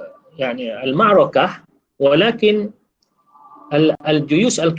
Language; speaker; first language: Arabic; non-native, fluent; Malay